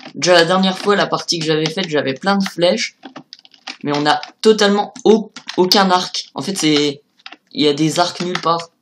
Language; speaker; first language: French; native; French